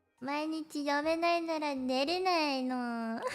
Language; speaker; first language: Japanese; non-native, learner; Cantonese